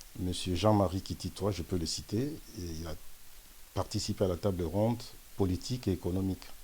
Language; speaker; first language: French; non-native, local second language; Lingala